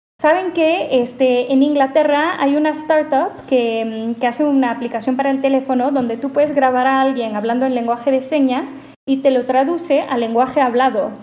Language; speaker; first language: Spanish; non-native, fluent; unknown